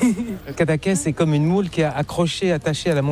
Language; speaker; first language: French; native; French